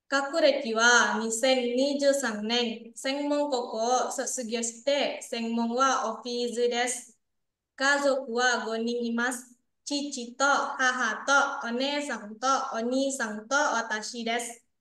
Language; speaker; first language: Japanese; non-native, learner; Indonesian